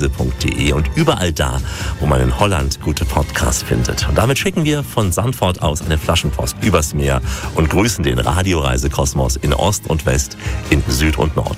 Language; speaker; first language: German; native; German